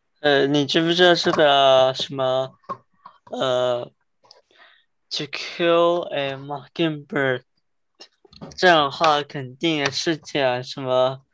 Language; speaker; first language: Chinese; early bilingual, heritage; Chinese